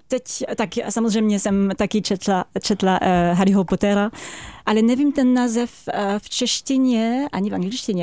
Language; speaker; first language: Czech; non-native, fluent; French